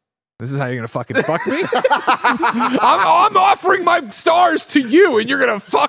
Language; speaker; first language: English; native; English